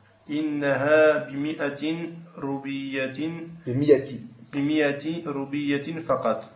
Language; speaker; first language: Arabic; non-native, learner; French